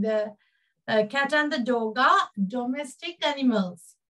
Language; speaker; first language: English; non-native, local second language; Sinhala